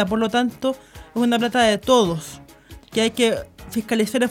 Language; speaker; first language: Spanish; native; Spanish